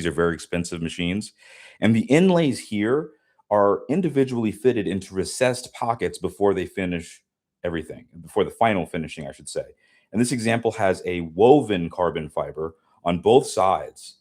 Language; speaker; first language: English; native; English